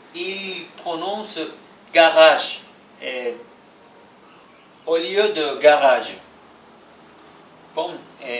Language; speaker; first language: French; non-native, fluent; Spanish